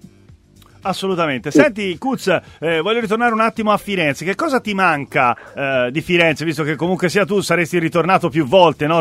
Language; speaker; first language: Italian; native; Italian